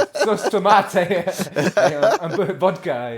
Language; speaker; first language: French; non-native, fluent; English